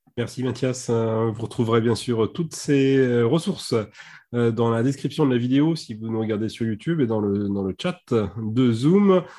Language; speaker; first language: French; native; French